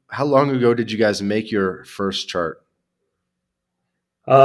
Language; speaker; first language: English; non-native, fluent; Spanish